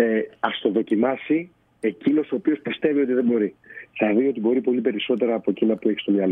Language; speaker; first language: Greek; native; Greek